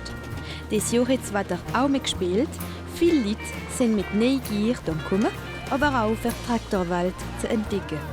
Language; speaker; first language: German; non-native, local second language; French